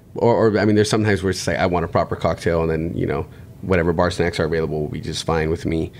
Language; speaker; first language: English; native; English